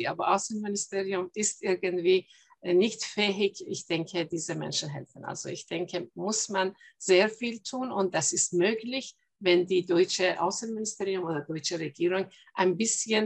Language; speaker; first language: German; non-native, fluent; Persian